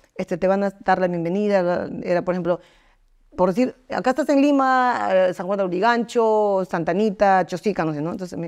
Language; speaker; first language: Spanish; native; Spanish